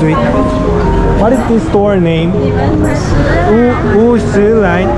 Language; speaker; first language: English; non-native, learner; Korean